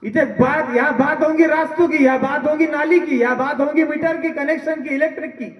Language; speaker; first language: Hindi; non-native, local second language; Marathi